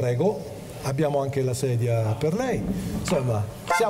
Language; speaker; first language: Italian; native; Italian